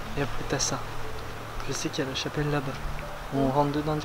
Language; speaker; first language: French; native; French